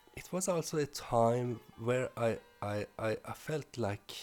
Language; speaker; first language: English; non-native, fluent; Persian